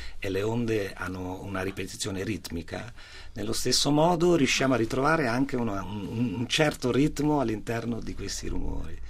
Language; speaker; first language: Italian; native; Italian